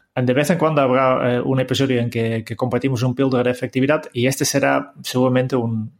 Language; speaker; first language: Spanish; non-native, fluent; Dutch